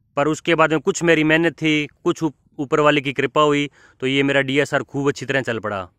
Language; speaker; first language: Hindi; native; Hindi